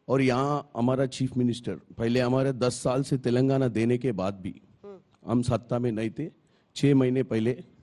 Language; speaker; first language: Hindi; non-native, local second language; Telugu